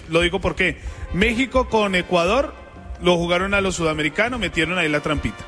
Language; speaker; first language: Spanish; native; Spanish